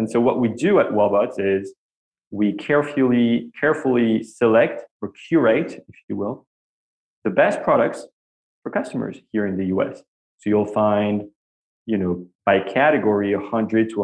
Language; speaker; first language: English; non-native, fluent; French